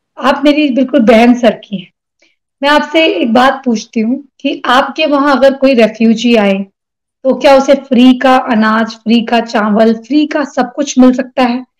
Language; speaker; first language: Hindi; native; Hindi